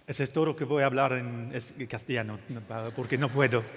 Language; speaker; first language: Spanish; non-native, learner; English